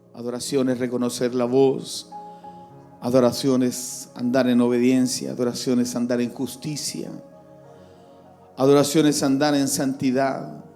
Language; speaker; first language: Spanish; native; Spanish